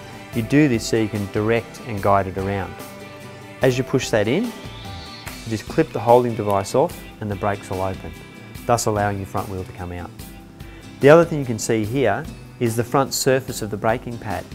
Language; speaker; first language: English; native; English